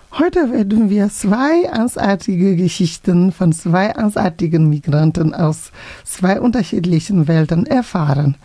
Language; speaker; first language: German; non-native, fluent; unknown